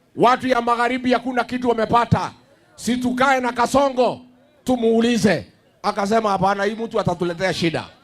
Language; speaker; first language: Swahili; non-native, local second language; Kikuyu